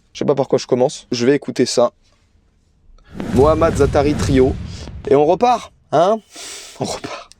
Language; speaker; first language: French; native; French